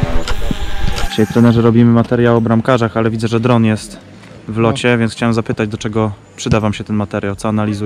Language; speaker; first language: Polish; native; Polish